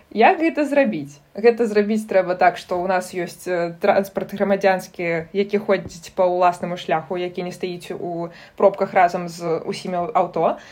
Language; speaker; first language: Belarusian; non-native, local second language; Russian